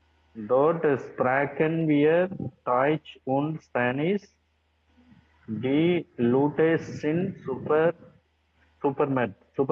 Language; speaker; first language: German; non-native, learner; Tamil